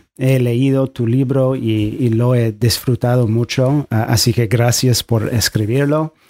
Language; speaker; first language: Spanish; non-native, fluent; English